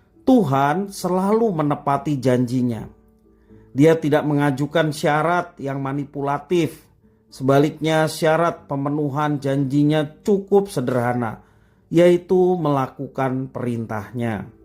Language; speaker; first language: Indonesian; native; Indonesian